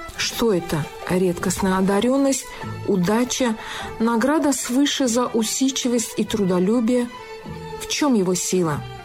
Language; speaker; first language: Russian; non-native, local second language; Tajik